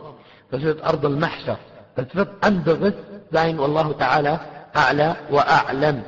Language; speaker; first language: German; non-native, fluent; Arabic